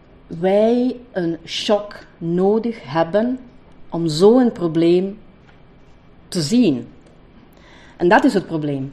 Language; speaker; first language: Dutch; non-native, fluent; Italian